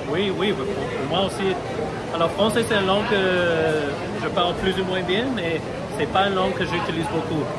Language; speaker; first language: French; non-native, fluent; English